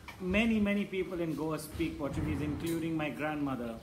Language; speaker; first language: English; non-native, local second language; Konkani